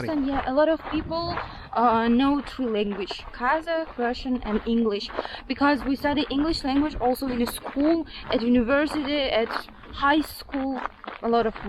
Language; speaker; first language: English; non-native, learner; Kazakh